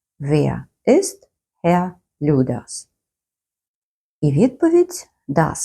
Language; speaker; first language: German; non-native, fluent; Ukrainian